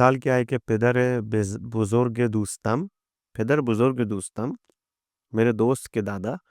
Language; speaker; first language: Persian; non-native, fluent; Urdu